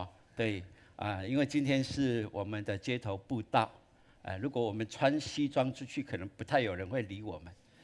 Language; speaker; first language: Chinese; native; Chinese